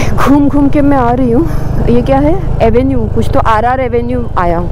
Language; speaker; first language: Hindi; non-native, local second language; Marathi